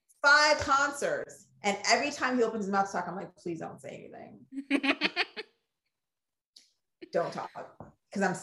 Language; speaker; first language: English; native; English